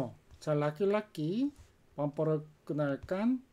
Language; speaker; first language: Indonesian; non-native, learner; Korean